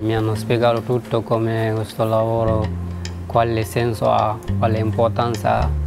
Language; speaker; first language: Italian; non-native, learner; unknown